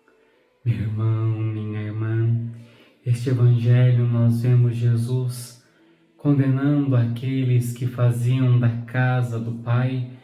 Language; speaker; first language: Portuguese; native; Portuguese